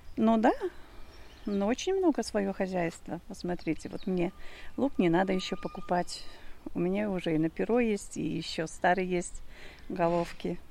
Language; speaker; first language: Russian; non-native, local second language; Polish